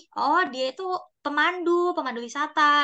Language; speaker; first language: Indonesian; native; Indonesian